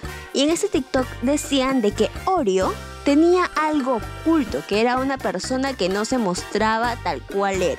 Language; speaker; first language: Spanish; native; Spanish